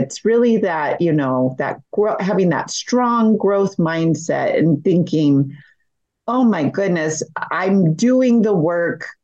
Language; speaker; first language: English; native; English